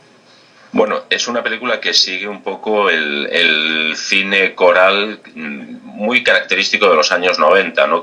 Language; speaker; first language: Spanish; native; Spanish